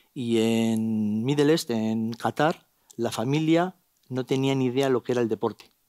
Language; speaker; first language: Spanish; native; Spanish